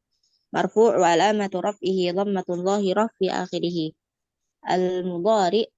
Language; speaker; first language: Arabic; non-native, learner; Indonesian